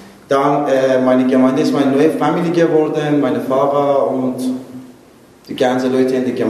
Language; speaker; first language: German; non-native, learner; Persian